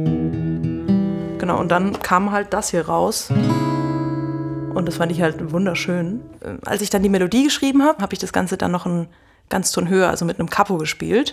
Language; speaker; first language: German; native; German